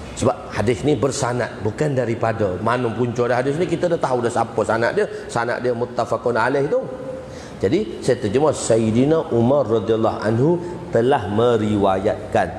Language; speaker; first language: Malay; native; Malay